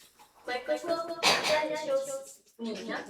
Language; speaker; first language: Chinese; non-native, learner; Indonesian